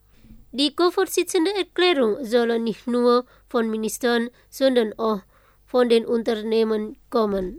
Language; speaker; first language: German; non-native, fluent; Indonesian